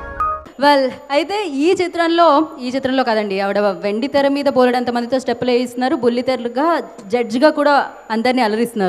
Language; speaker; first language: Telugu; native; Telugu